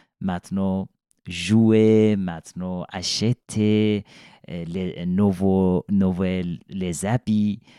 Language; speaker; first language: French; non-native, learner; Persian